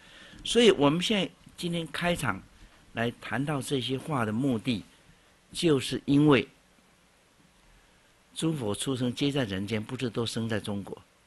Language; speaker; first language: Chinese; native; Chinese